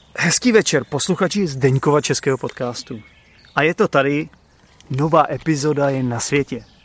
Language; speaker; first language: Czech; native; Czech